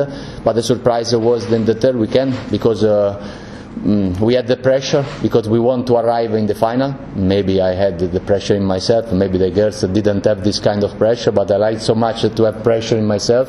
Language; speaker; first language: English; non-native, learner; Italian